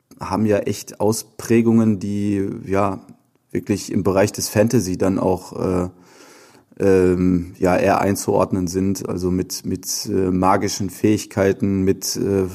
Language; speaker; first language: German; native; German